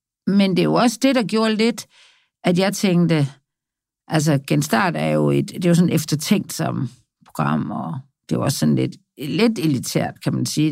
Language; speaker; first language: Danish; native; Danish